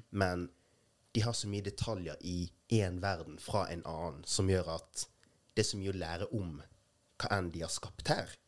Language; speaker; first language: Norwegian; early bilingual, other home language; Rundi